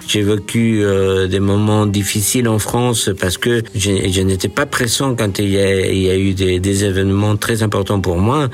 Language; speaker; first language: French; non-native, fluent; Spanish